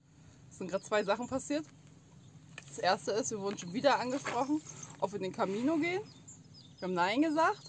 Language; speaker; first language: German; native; German